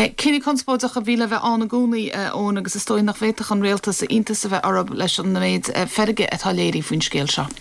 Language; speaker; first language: Irish; native; Irish